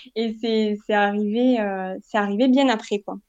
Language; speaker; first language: French; native; French